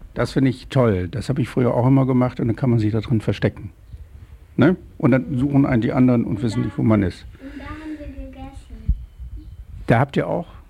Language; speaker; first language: German; native; German